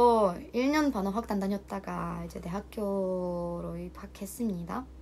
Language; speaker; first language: Korean; non-native, learner; Russian